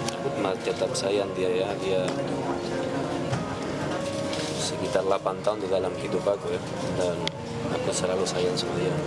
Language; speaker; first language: Indonesian; non-native, fluent; Spanish